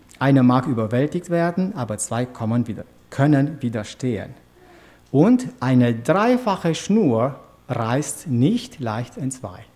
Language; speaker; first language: German; non-native, fluent; Romanian